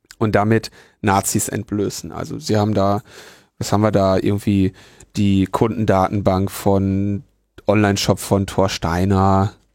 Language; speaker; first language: German; native; German